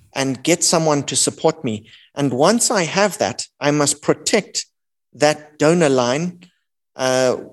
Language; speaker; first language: English; native; English